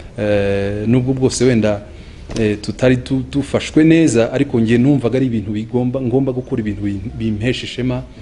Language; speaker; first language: Kinyarwanda; early bilingual, heritage; Kinyarwanda